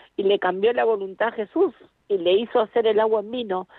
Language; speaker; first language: Spanish; native; Spanish